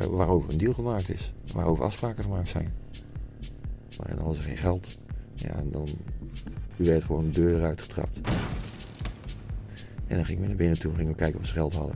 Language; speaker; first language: Dutch; native; Dutch